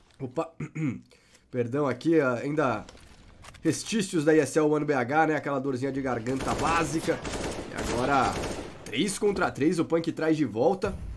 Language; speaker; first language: Portuguese; native; Portuguese